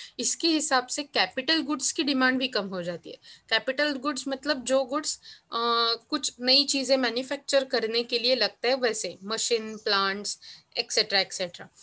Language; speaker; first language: Hindi; non-native, local second language; Marathi